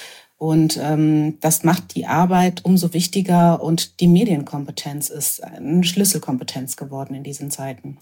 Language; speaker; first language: German; native; German